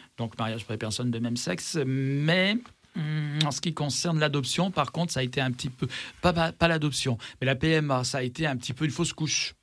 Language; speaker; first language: French; native; French